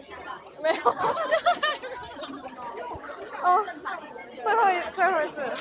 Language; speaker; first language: Chinese; early bilingual, heritage; Chinese